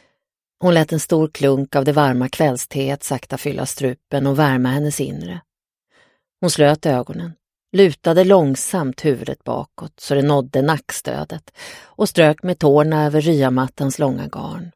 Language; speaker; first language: Swedish; native; Swedish